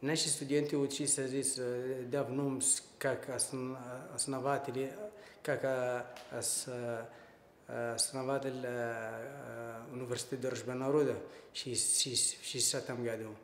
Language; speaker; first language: Russian; non-native, fluent; Arabic